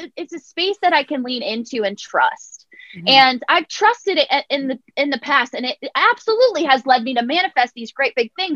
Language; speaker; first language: English; native; English